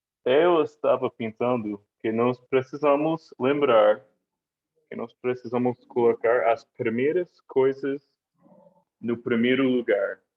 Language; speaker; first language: Portuguese; non-native, fluent; English